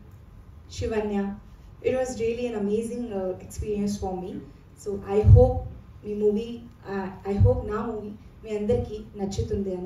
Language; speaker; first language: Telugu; non-native, learner; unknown